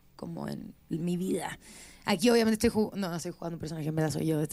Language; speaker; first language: Spanish; native; Spanish